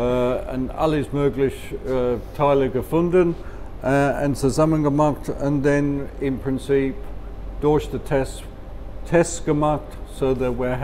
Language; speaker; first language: German; non-native, fluent; English